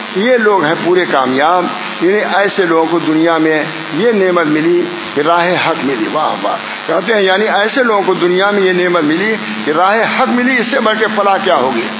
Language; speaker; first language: Urdu; native; Urdu